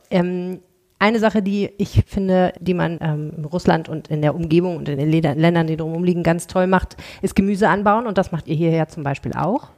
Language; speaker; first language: German; native; German